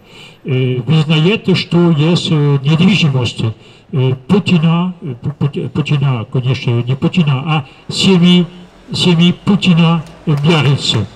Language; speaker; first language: Russian; non-native, fluent; French